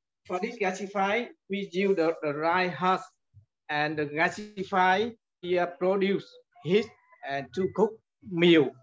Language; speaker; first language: English; non-native, learner; Vietnamese